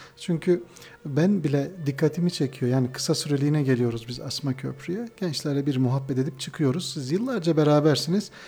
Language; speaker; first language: Turkish; native; Turkish